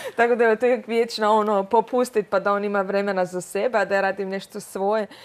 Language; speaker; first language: Croatian; native; Croatian